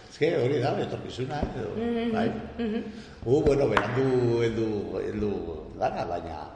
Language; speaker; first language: Basque; non-native, local second language; Spanish